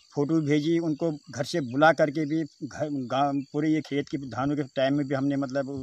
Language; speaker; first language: Hindi; native; Hindi